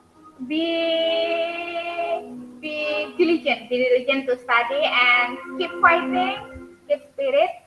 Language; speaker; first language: English; non-native, learner; Indonesian